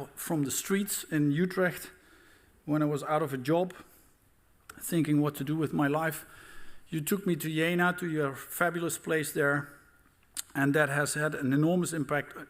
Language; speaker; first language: English; non-native, fluent; Dutch